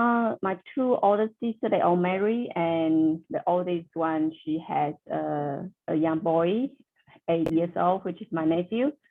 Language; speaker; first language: English; non-native, learner; Chinese